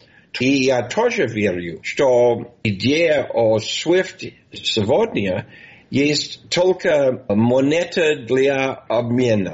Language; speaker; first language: Russian; non-native, fluent; English